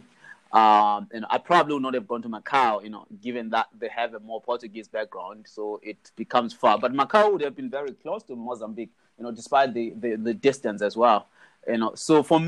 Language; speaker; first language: English; non-native, local second language; Shona